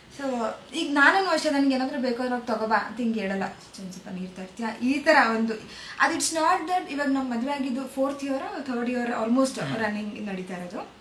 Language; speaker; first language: Kannada; non-native, local second language; Malayalam